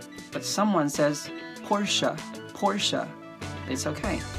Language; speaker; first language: English; non-native, fluent; Chinese